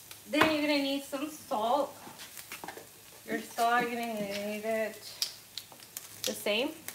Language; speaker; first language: English; early bilingual, other home language; Spanish